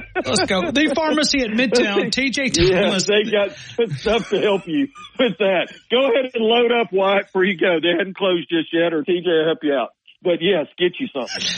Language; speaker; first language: English; native; English